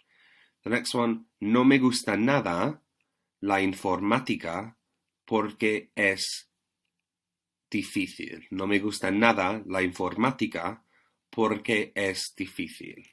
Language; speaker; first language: Spanish; non-native, fluent; English